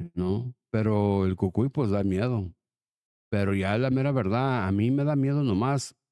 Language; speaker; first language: Spanish; early bilingual, heritage; Spanish